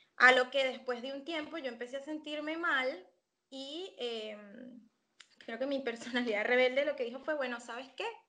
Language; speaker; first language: Spanish; native; Spanish